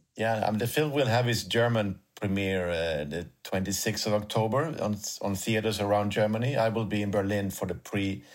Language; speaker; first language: English; non-native, fluent; Swedish